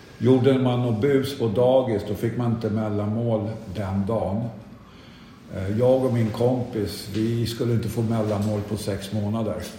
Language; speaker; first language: Swedish; native; Swedish